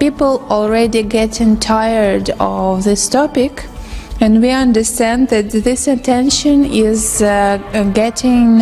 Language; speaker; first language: English; non-native, local second language; Ukrainian